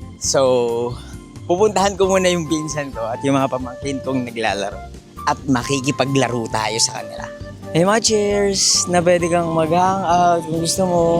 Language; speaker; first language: Filipino; non-native, local second language; Aklanon